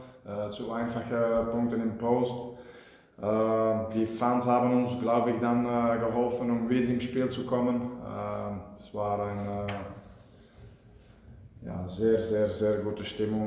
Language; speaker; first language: German; non-native, fluent; Dutch